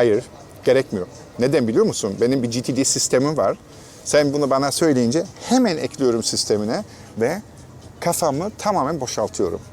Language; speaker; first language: Turkish; non-native, fluent; German